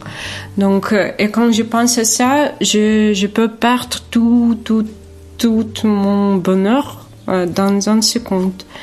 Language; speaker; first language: French; non-native, fluent; Ukrainian